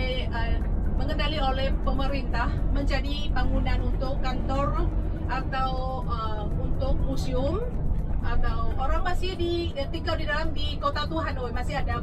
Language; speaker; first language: Indonesian; non-native, fluent; Vietnamese